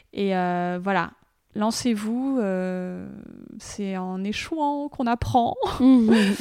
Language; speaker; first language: French; native; French